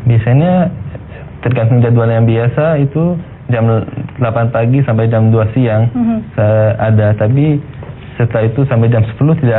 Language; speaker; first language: Indonesian; non-native, fluent; Arabic